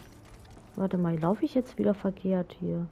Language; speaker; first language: German; native; German